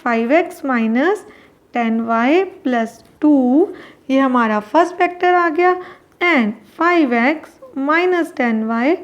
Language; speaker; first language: Hindi; native; Hindi